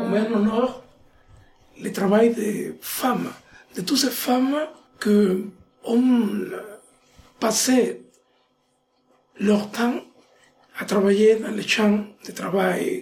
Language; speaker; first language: French; non-native, fluent; Spanish